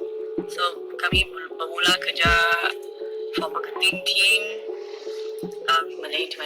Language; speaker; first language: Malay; non-native, local second language; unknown